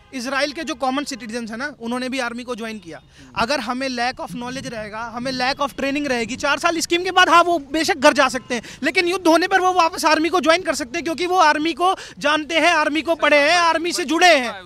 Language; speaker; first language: Hindi; native; Hindi